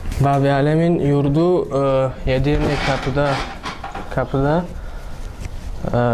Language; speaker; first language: Turkish; non-native, learner; Tajik